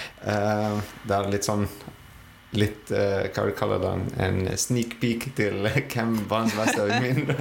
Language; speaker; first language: Norwegian; non-native, fluent; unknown